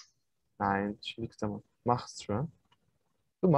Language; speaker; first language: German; non-native, fluent; Turkish